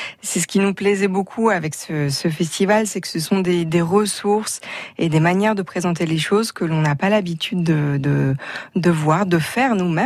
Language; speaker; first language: French; native; French